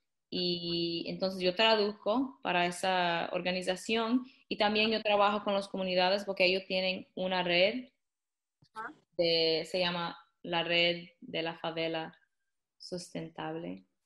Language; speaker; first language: Spanish; non-native, fluent; English